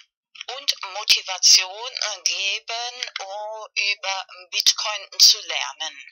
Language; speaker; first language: German; non-native, fluent; Spanish